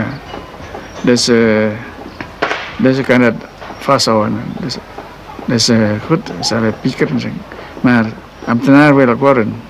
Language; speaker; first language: Dutch; non-native, local second language; Indonesian